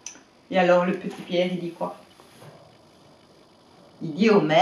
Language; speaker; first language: French; native; French